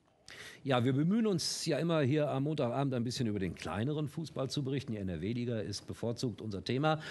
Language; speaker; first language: German; native; German